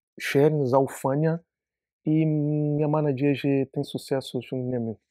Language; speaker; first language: Polish; non-native, learner; Portuguese